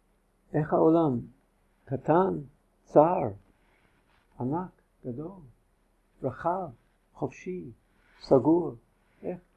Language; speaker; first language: Hebrew; non-native, fluent; English